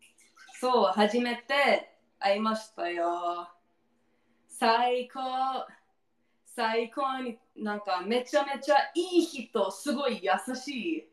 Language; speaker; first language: Japanese; non-native, learner; English